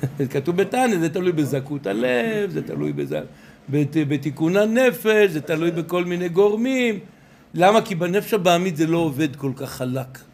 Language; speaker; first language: Hebrew; native; Hebrew